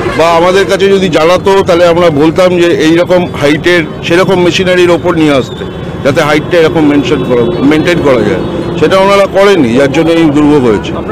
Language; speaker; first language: Bangla; native; Bangla